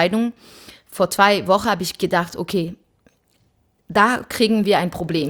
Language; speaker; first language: German; non-native, fluent; French